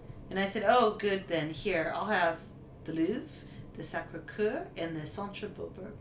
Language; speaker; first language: English; native; English